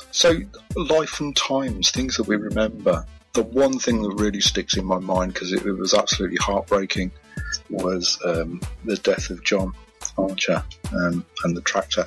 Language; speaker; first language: English; non-native, local second language; Polish